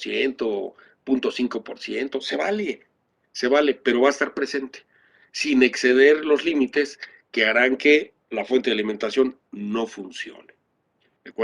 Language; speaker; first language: Spanish; native; Spanish